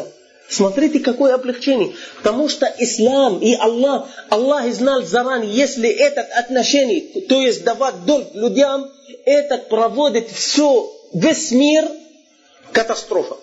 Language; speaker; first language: Russian; non-native, fluent; Arabic